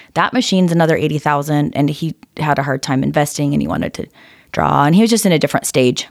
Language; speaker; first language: English; native; English